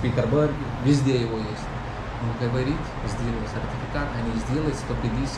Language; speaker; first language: Russian; non-native, learner; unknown